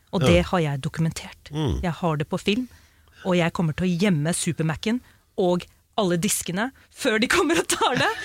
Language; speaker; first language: Norwegian; early bilingual, other home language; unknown